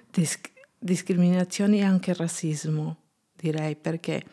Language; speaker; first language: Italian; non-native, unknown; Spanish